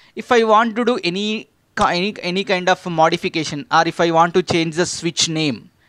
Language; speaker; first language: English; non-native, local second language; Telugu